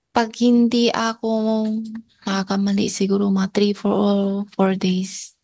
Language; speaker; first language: Filipino; non-native, learner; Chinese